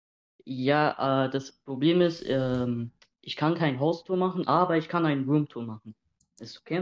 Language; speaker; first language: German; non-native, learner; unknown